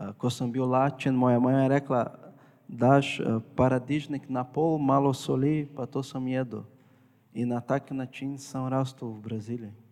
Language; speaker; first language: Slovenian; non-native, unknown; Portuguese